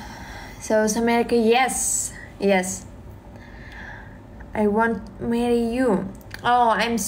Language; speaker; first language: English; non-native, learner; Russian